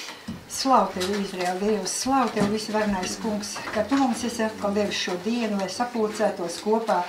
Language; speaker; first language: Latvian; native; Latvian